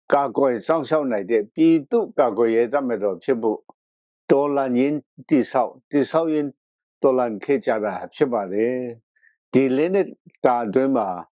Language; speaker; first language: Burmese; non-native, local second language; Kachin